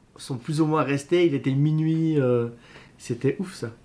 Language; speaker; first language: French; native; French